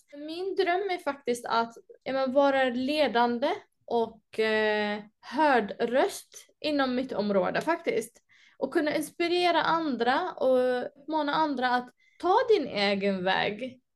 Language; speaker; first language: Swedish; native; Swedish